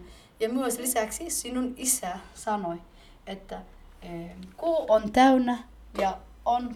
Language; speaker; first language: Finnish; early bilingual, other home language; Somali